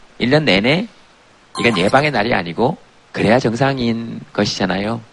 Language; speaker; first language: Korean; native; Korean